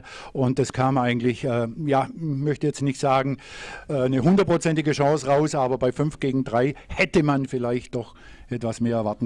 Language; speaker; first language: German; native; German